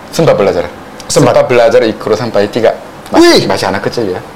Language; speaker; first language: Indonesian; non-native, fluent; Korean